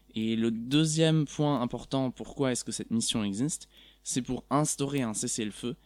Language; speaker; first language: French; non-native, fluent; German